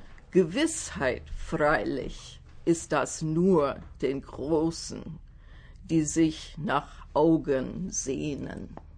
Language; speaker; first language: German; non-native, fluent; English